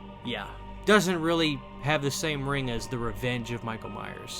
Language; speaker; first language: English; native; English